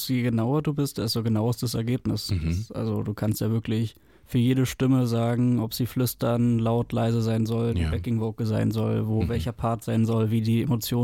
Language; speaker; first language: German; native; German